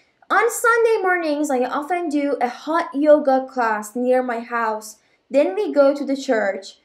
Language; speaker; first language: English; non-native, fluent; Persian